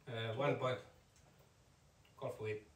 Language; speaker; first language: English; non-native, learner; Finnish